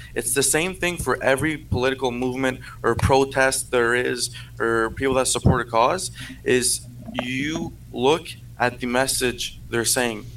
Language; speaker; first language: English; non-native, fluent; French